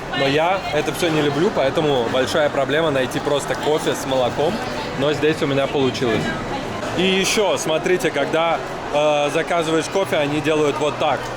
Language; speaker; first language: Russian; native; Russian